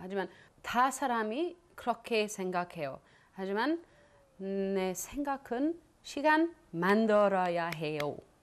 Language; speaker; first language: Korean; non-native, learner; English